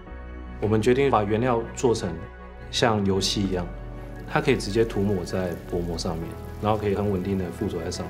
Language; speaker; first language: Chinese; native; Chinese